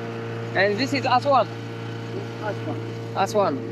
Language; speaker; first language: English; non-native, learner; French